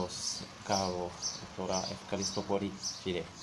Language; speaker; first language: Greek; non-native, learner; French